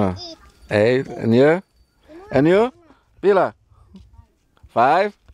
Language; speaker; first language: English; non-native, fluent; Polish